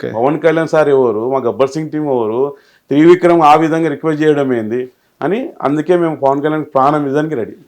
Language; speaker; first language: Telugu; native; Telugu